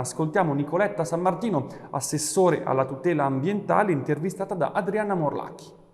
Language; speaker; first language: Italian; native; Italian